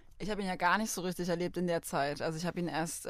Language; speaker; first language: German; native; German